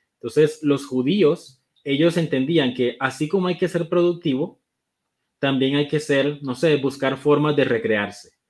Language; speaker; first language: Spanish; native; Spanish